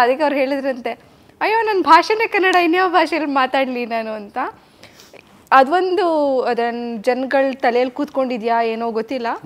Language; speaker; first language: Kannada; native; Kannada